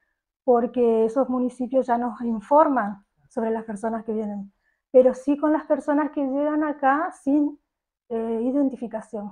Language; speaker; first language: Spanish; native; Spanish